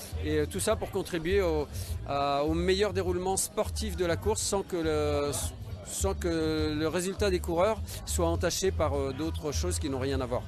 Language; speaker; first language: French; native; French